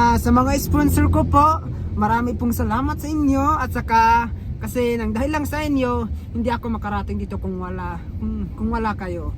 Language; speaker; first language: Filipino; non-native, local second language; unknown